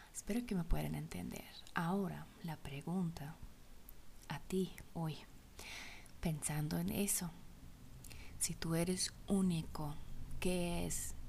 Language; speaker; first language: Spanish; non-native, fluent; German